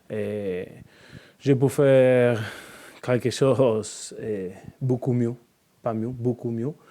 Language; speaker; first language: French; non-native, learner; Spanish